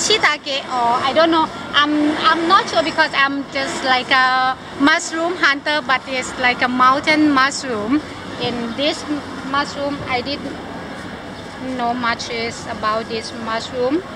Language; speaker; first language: English; non-native, local second language; Thai